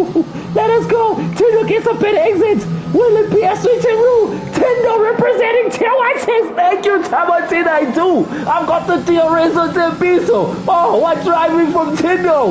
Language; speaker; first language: English; non-native, local second language; Zulu